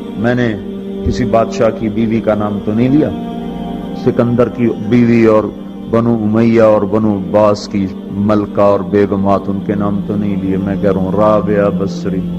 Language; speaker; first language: Urdu; non-native, local second language; Punjabi